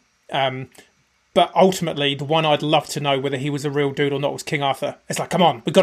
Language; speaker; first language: English; native; English